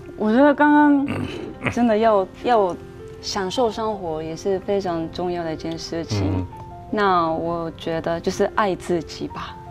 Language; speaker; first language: Chinese; non-native, fluent; Japanese